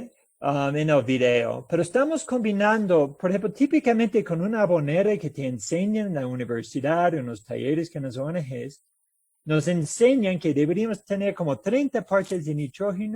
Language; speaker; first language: Spanish; non-native, fluent; English